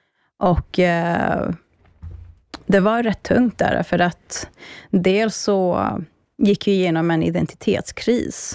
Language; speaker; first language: Swedish; early bilingual, other home language; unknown